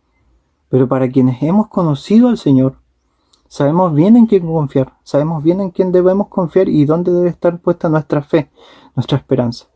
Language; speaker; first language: Spanish; native; Spanish